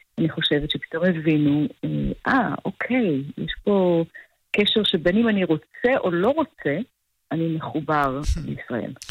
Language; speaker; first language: Hebrew; native; Hebrew